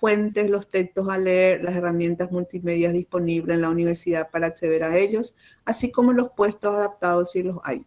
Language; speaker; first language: Spanish; native; Spanish